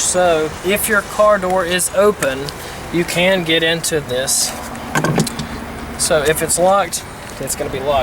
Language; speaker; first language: English; native; English